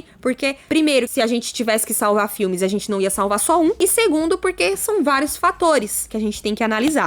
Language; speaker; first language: Portuguese; native; Portuguese